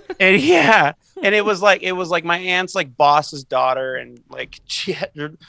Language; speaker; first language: English; native; English